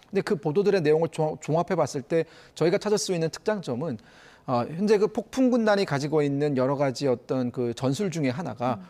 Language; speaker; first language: Korean; native; Korean